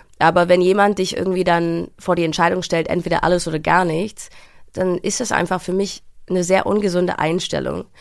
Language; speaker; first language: German; early bilingual, heritage; English